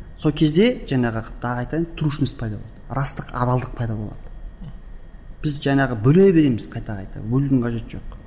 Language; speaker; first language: Kazakh; early bilingual, heritage; Kazakh